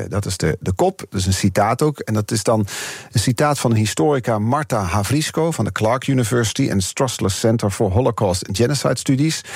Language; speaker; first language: Dutch; native; Dutch